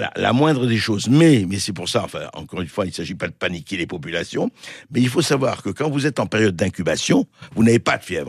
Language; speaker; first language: French; native; French